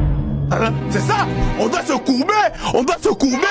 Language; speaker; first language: French; native; French